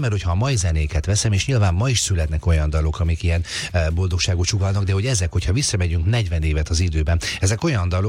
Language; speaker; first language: Hungarian; native; Hungarian